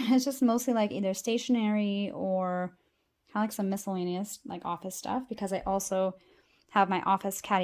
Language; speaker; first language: English; native; English